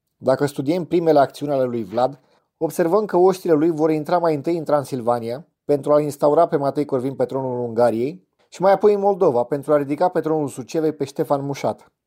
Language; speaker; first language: Romanian; native; Romanian